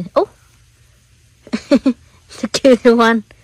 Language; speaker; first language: English; non-native, learner; Vietnamese